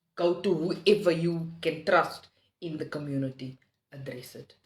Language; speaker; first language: English; non-native, local second language; Afrikaans